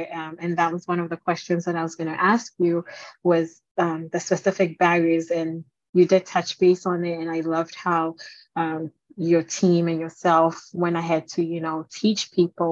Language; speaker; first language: English; non-native, local second language; Akan